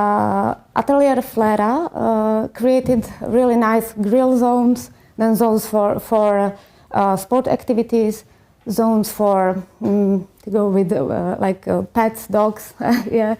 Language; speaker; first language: English; non-native, fluent; Czech